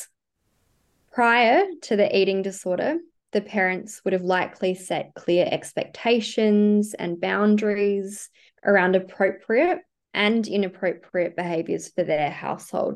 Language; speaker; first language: English; native; English